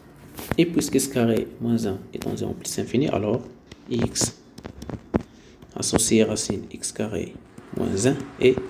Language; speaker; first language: French; non-native, local second language; Arabic